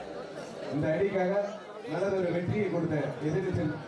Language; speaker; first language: Tamil; native; Tamil